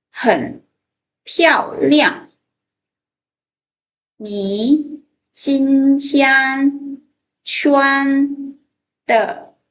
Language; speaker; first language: Chinese; non-native, fluent; Lao